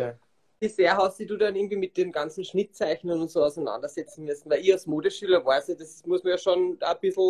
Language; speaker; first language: German; native; German